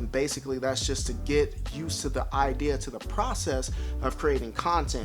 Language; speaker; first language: English; native; English